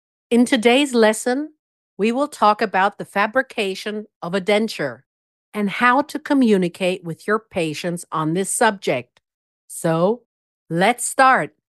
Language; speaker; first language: English; non-native, fluent; German